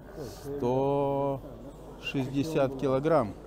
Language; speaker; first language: Russian; native; Russian